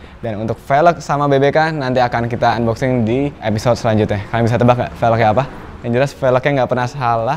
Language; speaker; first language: Indonesian; native; Indonesian